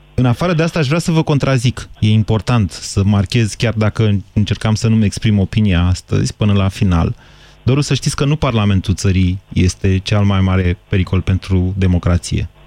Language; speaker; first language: Romanian; native; Romanian